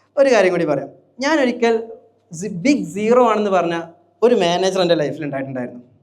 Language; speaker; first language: Malayalam; native; Malayalam